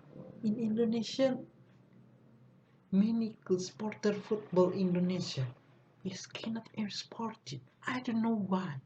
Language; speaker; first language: English; non-native, learner; Indonesian